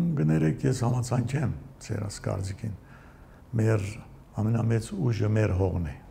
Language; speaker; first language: Armenian; early bilingual, heritage; Armenian